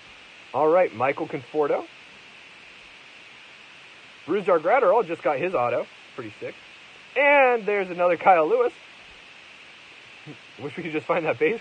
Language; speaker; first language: English; native; English